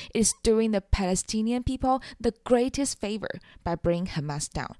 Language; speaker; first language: English; non-native, fluent; Chinese